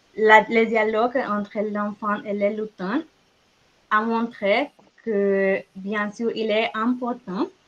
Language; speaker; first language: French; non-native, fluent; Spanish